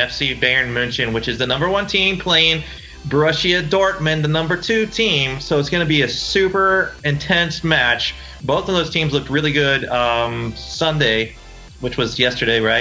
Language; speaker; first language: English; native; English